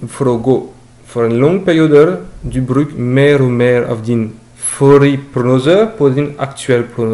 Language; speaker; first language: Norwegian; non-native, learner; French